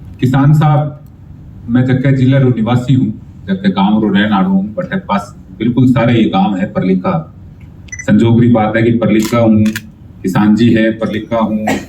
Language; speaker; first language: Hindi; non-native, local second language; Punjabi